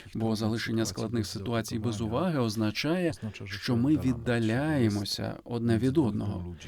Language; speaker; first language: Ukrainian; non-native, fluent; Polish